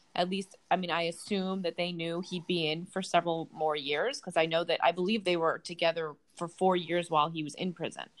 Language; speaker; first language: English; native; English